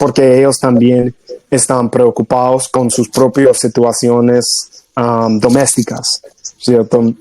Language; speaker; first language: Spanish; non-native, fluent; English